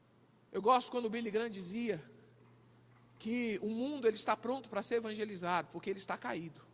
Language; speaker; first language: Portuguese; native; Portuguese